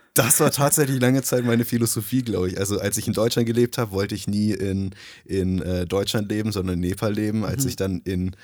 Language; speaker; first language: German; early bilingual, other home language; Nepali